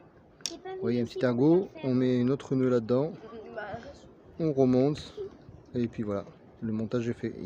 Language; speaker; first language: French; native; French